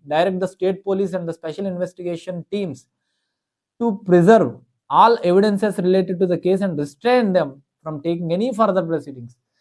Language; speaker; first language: English; non-native, local second language; Telugu